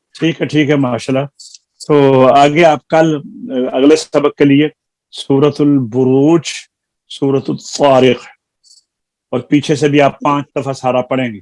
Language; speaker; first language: Urdu; native; Urdu